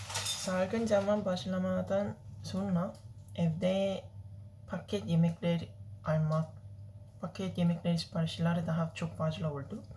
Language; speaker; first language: Turkish; non-native, learner; Korean